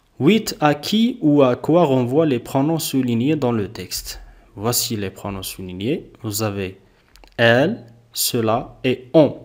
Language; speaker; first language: French; non-native, local second language; Arabic